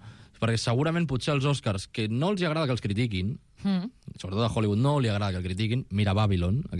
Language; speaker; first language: Catalan; native; Catalan